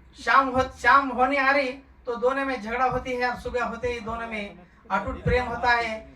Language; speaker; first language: Hindi; non-native, local second language; Lambadi